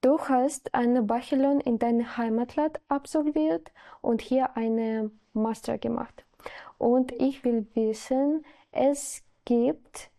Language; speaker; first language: German; non-native, learner; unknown